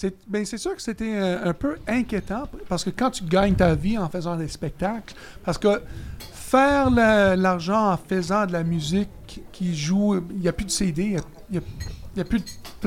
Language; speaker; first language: French; native; French